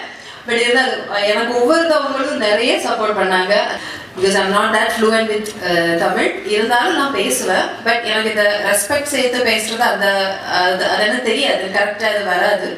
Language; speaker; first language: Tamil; non-native, learner; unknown